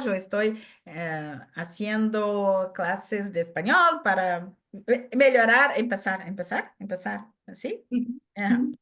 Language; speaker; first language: Spanish; non-native, learner; Portuguese